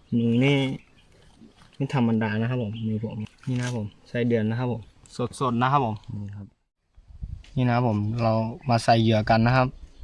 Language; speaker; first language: Thai; non-native, local second language; Karen languages